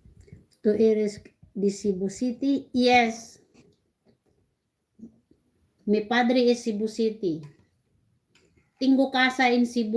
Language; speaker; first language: Spanish; non-native, learner; Cebuano